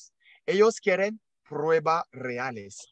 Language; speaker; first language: Spanish; non-native, learner; French